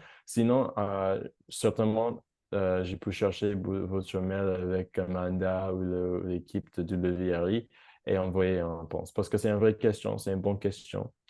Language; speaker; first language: French; non-native, fluent; English